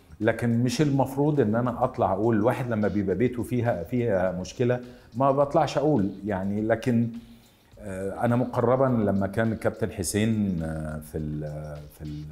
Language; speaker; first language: Arabic; native; Arabic